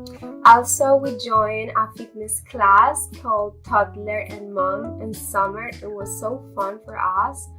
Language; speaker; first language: English; non-native, learner; Spanish